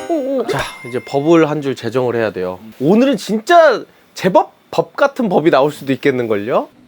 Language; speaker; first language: Korean; native; Korean